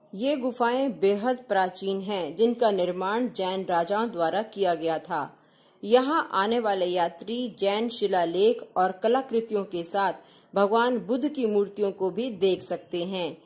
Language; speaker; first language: Hindi; non-native, local second language; Marathi